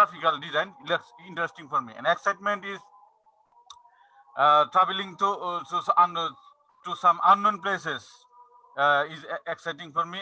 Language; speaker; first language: English; non-native, learner; Bangla